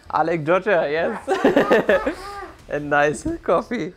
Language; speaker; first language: English; non-native, fluent; German